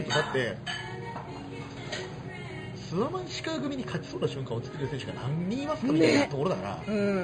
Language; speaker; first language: Japanese; native; Japanese